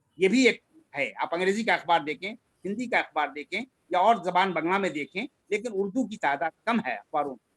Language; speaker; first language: Urdu; native; Urdu